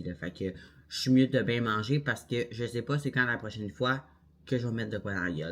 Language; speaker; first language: French; native; French